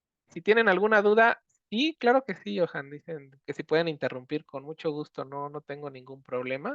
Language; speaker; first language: Spanish; native; Spanish